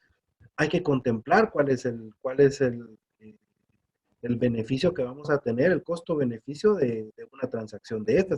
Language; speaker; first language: Spanish; native; Spanish